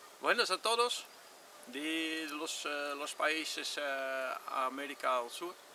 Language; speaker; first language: Spanish; non-native, learner; Dutch